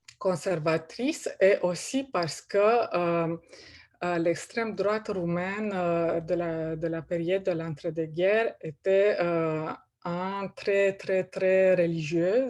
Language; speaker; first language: French; non-native, fluent; Romanian